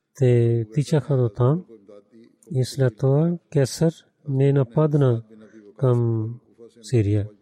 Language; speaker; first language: Bulgarian; non-native, learner; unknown